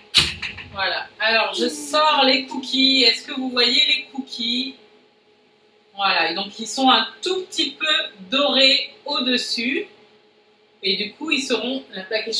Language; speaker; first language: French; native; French